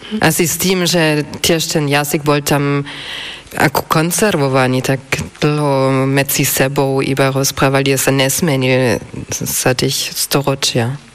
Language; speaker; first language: Slovak; non-native, fluent; German